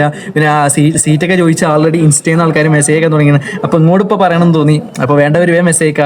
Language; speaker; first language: Malayalam; native; Malayalam